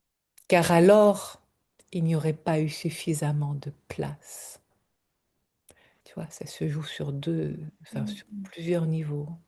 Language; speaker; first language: French; native; French